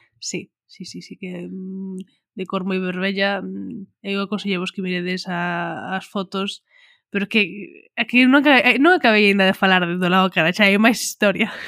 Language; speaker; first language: Galician; non-native, local second language; Spanish